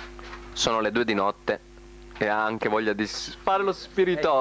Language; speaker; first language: Italian; native; Italian